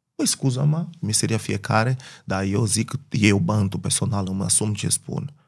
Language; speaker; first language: Romanian; non-native, fluent; Portuguese